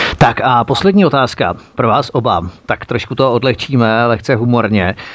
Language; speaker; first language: Czech; native; Czech